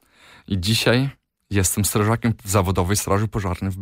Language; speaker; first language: Polish; early bilingual, heritage; Polish